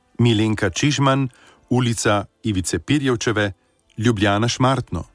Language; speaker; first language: Slovenian; native; Slovenian